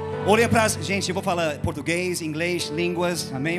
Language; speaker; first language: Portuguese; non-native, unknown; English